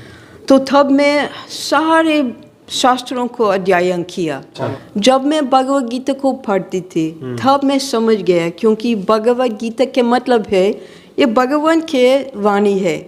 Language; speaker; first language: Hindi; non-native, fluent; English